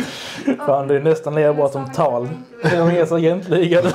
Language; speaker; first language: Swedish; native; Swedish